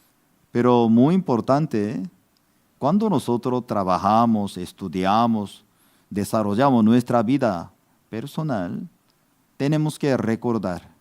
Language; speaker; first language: Spanish; non-native, fluent; Korean